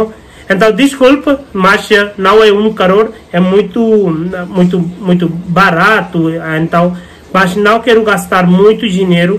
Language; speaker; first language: Portuguese; non-native, fluent; Hindi